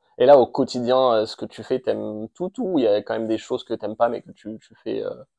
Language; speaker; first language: French; native; French